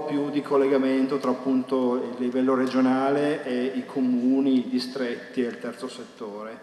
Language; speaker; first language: Italian; native; Italian